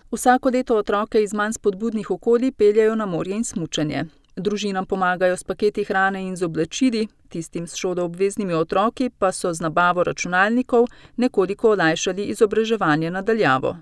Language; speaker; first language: Slovenian; native; Slovenian